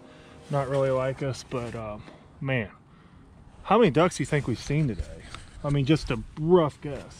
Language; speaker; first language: English; native; English